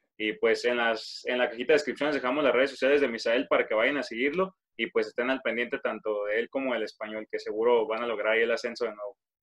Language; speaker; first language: Spanish; native; Spanish